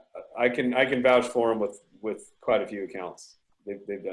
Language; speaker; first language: English; native; English